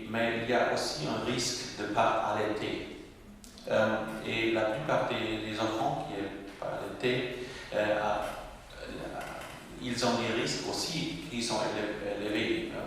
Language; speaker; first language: French; non-native, local second language; German